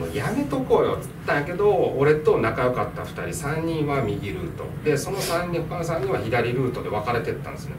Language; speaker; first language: Japanese; native; Japanese